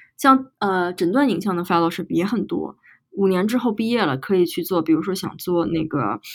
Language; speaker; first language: Chinese; native; Chinese